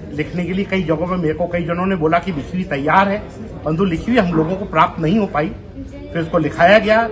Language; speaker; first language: Hindi; non-native, local second language; Sindhi